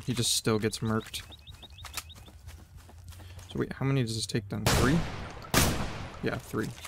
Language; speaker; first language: English; native; English